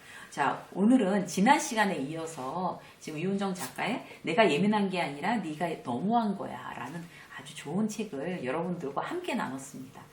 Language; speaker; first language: Korean; native; Korean